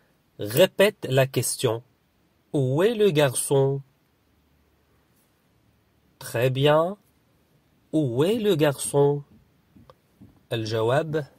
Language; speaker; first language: French; non-native, fluent; Arabic